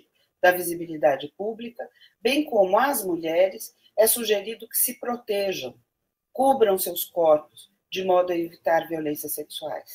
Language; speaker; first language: Portuguese; native; Portuguese